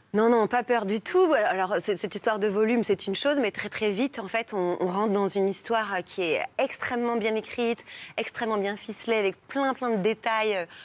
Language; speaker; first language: French; native; French